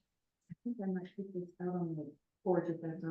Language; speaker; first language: English; native; English